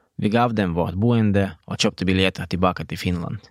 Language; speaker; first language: Swedish; non-native, fluent; Russian